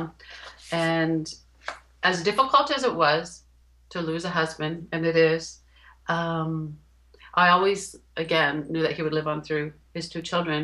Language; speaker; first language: English; native; English